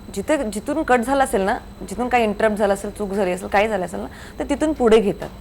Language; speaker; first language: Marathi; native; Marathi